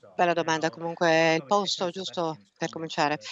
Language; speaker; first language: Italian; non-native, fluent; German